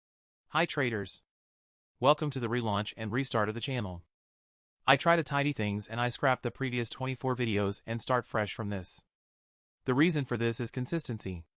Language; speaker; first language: English; non-native, fluent; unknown